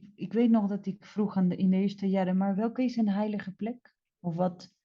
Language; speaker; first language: Dutch; non-native, fluent; Spanish